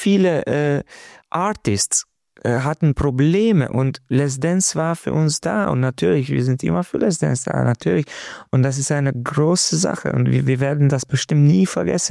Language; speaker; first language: German; non-native, learner; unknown